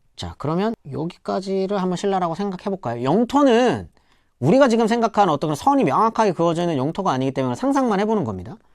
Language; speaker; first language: Korean; native; Korean